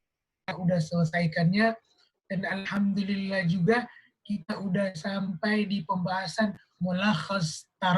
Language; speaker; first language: Indonesian; native; Indonesian